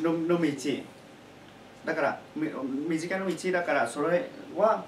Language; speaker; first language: Japanese; non-native, learner; Chinese